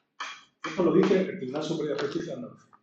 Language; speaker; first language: Spanish; native; Spanish